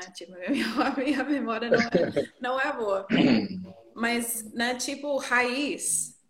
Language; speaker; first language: Portuguese; non-native, fluent; English